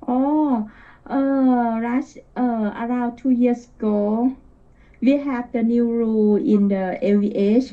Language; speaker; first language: English; non-native, learner; Thai